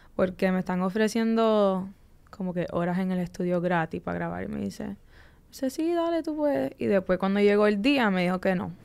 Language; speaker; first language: Spanish; early bilingual, heritage; Spanish